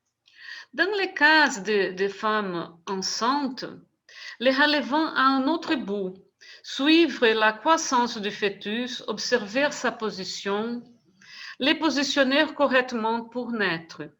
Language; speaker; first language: French; non-native, fluent; Portuguese